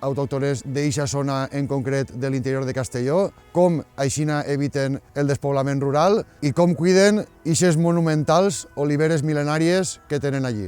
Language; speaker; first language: Catalan; native; Catalan